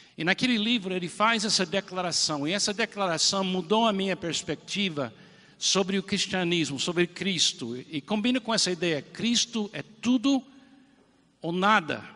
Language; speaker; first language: Portuguese; non-native, fluent; English